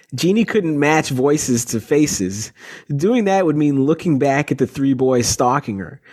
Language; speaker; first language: English; native; English